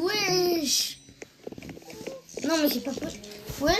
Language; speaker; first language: French; early bilingual, other home language; Portuguese